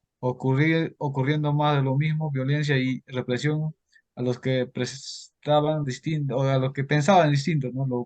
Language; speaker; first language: Spanish; native; Spanish